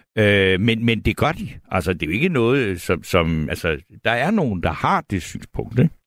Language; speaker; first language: Danish; native; Danish